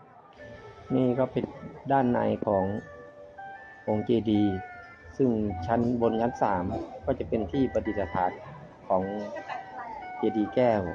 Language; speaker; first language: Thai; native; Thai